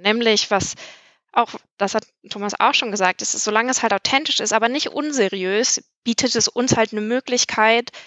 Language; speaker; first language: German; native; German